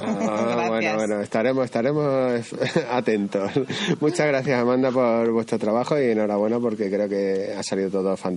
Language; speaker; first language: Spanish; native; Spanish